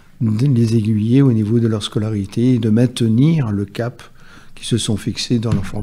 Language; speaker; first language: French; native; French